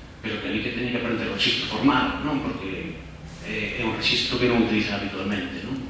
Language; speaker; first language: Galician; non-native, local second language; Spanish